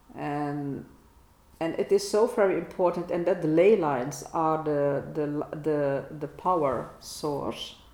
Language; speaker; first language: English; non-native, fluent; Dutch